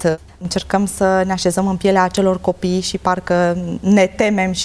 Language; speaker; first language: Romanian; native; Romanian